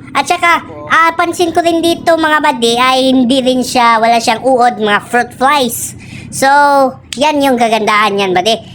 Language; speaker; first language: Filipino; non-native, local second language; Cebuano